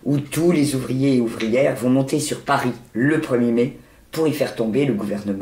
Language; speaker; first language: French; native; French